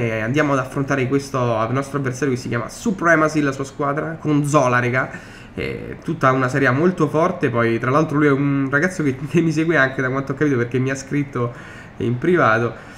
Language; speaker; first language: Italian; native; Italian